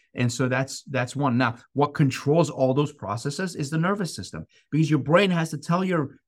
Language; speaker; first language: English; non-native, fluent; Persian